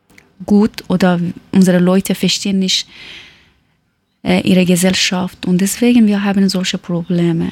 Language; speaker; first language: German; non-native, learner; Persian